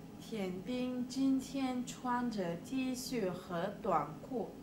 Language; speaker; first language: Chinese; non-native, fluent; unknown